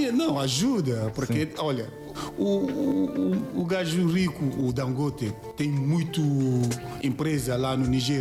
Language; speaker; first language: Portuguese; non-native, learner; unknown